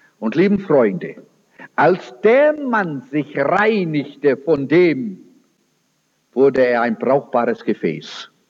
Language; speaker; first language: German; early bilingual, heritage; German